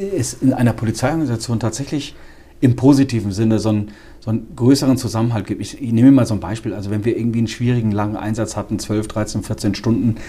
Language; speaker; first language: German; native; German